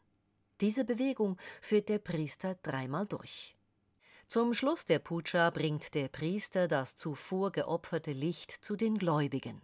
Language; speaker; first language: German; native; German